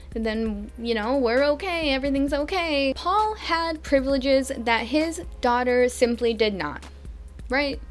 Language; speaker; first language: English; native; English